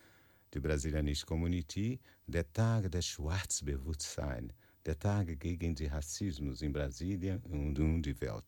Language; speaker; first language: German; non-native, learner; Portuguese